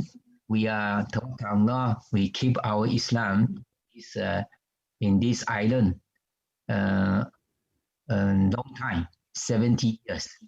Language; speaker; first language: English; non-native, learner; Chinese